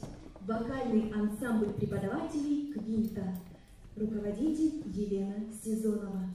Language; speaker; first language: Russian; native; Russian